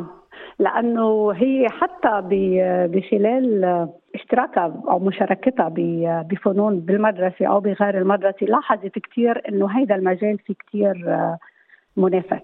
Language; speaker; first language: Arabic; native; Arabic